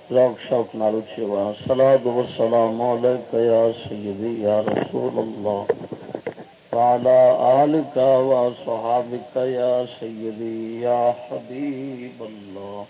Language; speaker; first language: Urdu; non-native, local second language; Punjabi